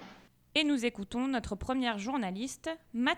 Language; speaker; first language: French; non-native, learner; Spanish